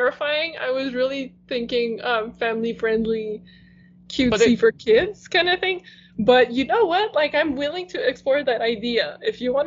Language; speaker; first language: English; non-native, fluent; French